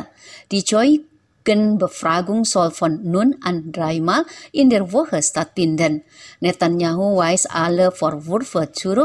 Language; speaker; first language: German; non-native, fluent; Indonesian